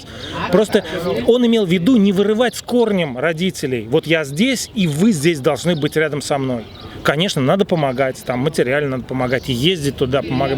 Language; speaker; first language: Russian; native; Russian